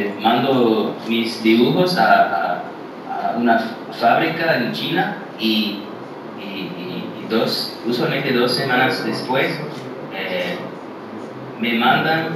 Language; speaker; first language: Spanish; early bilingual, heritage; English